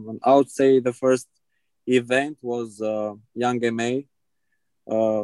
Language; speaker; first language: English; non-native, fluent; Albanian